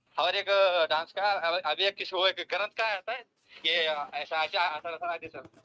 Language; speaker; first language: Hindi; native; Hindi